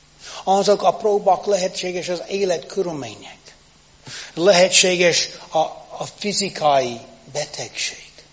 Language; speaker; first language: Hungarian; non-native, fluent; English